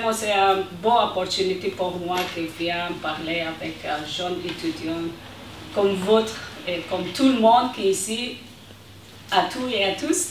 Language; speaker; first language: French; non-native, learner; Persian